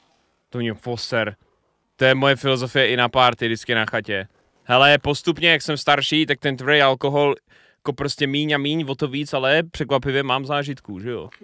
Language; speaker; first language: Czech; native; Czech